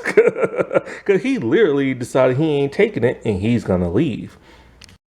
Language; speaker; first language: English; native; English